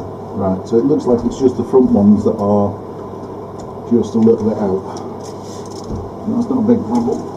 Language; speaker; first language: English; native; English